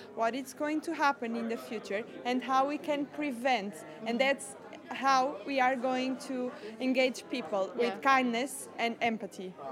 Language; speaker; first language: English; non-native, fluent; Portuguese